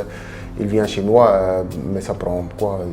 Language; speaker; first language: French; non-native, local second language; Dutch